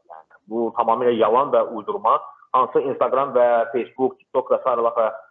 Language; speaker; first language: Azerbaijani; non-native, local second language; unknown